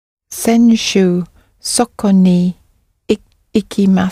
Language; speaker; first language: Japanese; non-native, learner; English